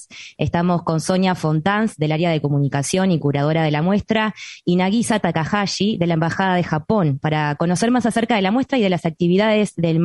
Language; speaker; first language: Spanish; native; Spanish